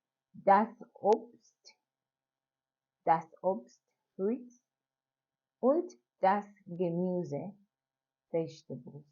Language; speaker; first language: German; non-native, learner; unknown